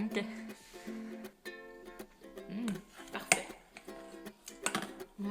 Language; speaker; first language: French; native; French